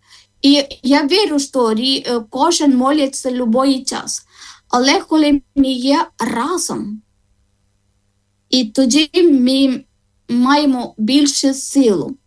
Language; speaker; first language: Ukrainian; non-native, learner; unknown